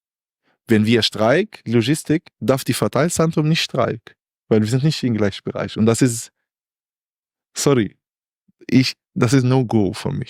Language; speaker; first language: German; non-native, learner; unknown